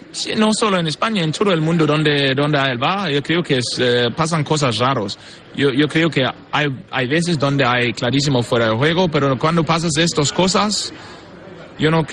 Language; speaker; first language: Spanish; non-native, fluent; Portuguese